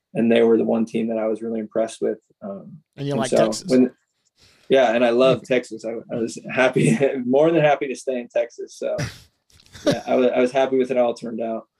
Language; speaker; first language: English; native; English